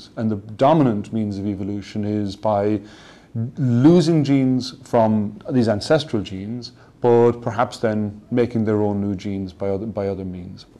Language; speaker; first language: English; native; English